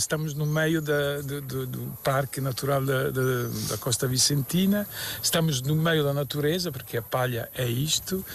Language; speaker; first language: Portuguese; non-native, fluent; Italian